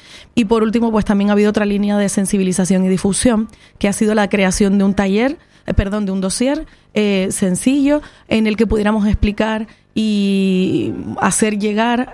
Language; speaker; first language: Spanish; native; Spanish